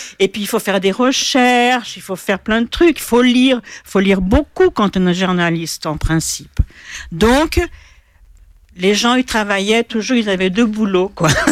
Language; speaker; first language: French; non-native, fluent; Portuguese